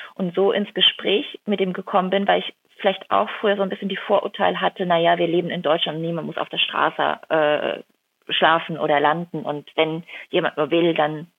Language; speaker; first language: German; native; German